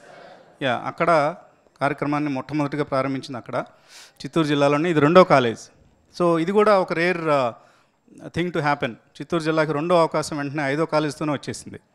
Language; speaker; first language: Telugu; native; Telugu